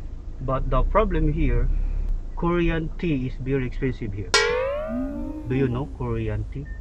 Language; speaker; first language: English; non-native, local second language; Filipino